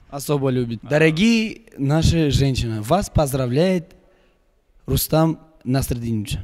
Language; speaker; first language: Russian; non-native, local second language; Uzbek